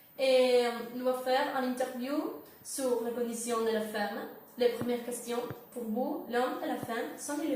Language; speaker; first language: French; non-native, local second language; Arabic